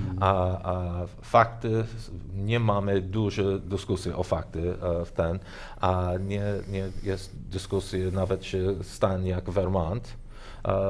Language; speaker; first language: Polish; non-native, learner; English